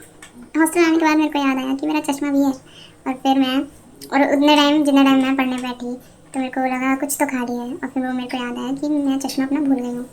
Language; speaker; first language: Hindi; native; Hindi